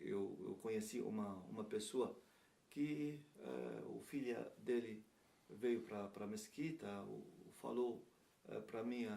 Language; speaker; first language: Portuguese; non-native, learner; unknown